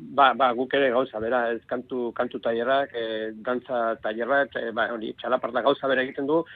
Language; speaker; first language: Basque; native; Basque